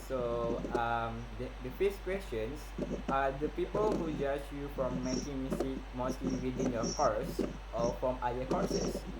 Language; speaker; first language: English; non-native, local second language; Malay